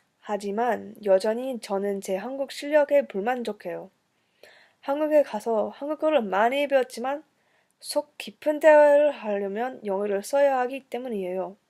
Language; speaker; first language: Korean; early bilingual, heritage; English